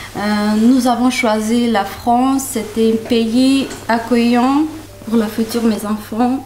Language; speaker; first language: French; non-native, learner; Kurdish